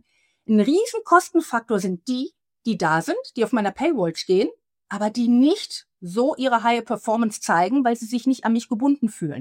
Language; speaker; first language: German; native; German